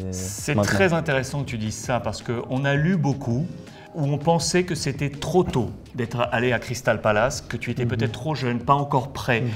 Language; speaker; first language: French; native; French